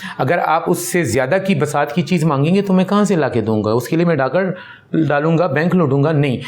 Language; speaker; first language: Urdu; non-native, local second language; Pashto